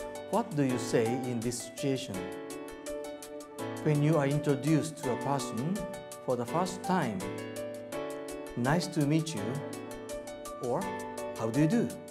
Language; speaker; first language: English; non-native, fluent; Japanese